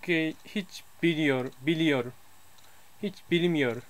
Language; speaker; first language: Turkish; non-native, learner; Japanese